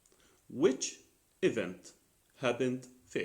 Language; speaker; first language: English; non-native, fluent; Arabic